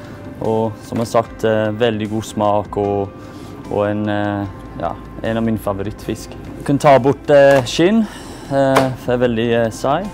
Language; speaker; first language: Norwegian; non-native, fluent; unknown